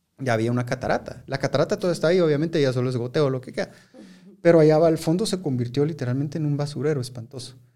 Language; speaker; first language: Spanish; native; Spanish